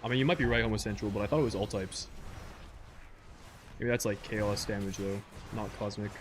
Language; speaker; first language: English; native; English